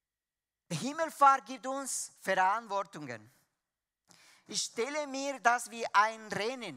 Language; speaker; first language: German; non-native, fluent; Spanish